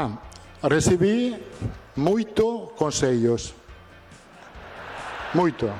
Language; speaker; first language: Spanish; non-native, fluent; Italian